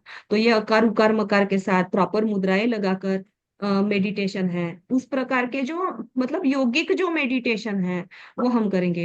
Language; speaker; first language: Hindi; native; Hindi